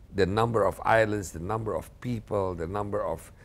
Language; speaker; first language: English; non-native, fluent; Indonesian